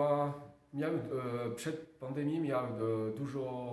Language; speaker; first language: Polish; non-native, learner; French